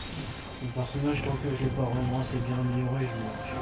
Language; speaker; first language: French; native; French